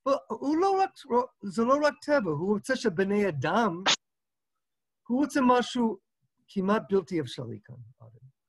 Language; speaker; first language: Hebrew; non-native, fluent; English